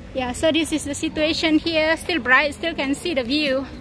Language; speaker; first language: English; non-native, local second language; Malay